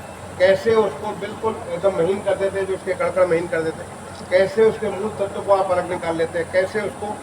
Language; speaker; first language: Hindi; native; Hindi